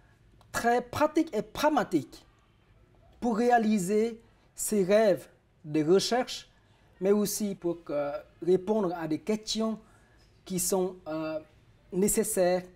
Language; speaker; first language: French; non-native, fluent; Vietnamese